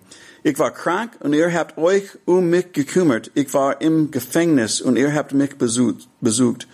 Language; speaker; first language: German; non-native, fluent; English